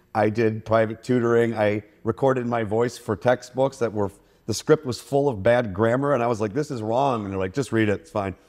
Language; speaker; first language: English; native; English